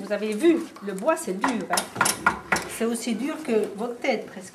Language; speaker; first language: French; native; French